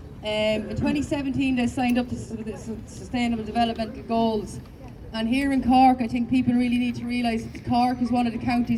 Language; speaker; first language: English; native; English